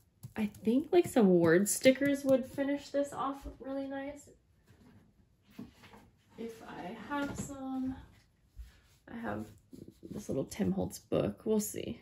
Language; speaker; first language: English; native; English